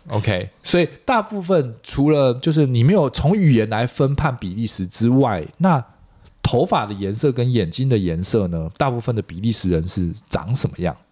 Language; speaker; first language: Chinese; native; Chinese